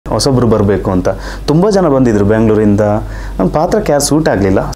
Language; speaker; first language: Kannada; non-native, local second language; Tulu